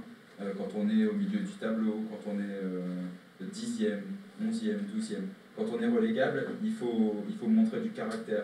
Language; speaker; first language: French; native; French